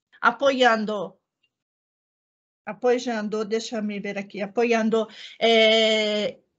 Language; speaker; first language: Spanish; non-native, learner; Portuguese